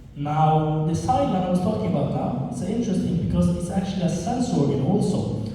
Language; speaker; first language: English; non-native, fluent; Norwegian